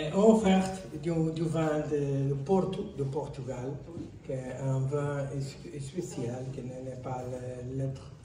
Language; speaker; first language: French; non-native, learner; Portuguese